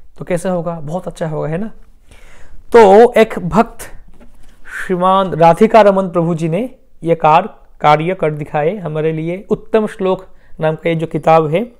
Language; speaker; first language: Hindi; non-native, local second language; Bangla